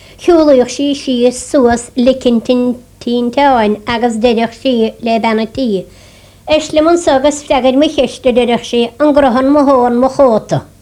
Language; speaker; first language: Irish; native; Irish